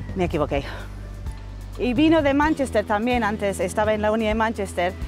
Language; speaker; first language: Spanish; non-native, fluent; English